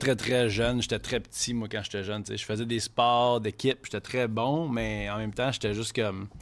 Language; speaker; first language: French; native; French